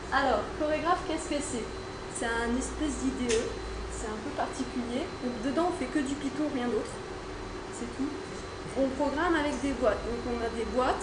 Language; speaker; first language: French; native; French